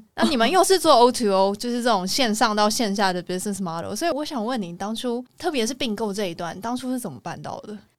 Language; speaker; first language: Chinese; native; Chinese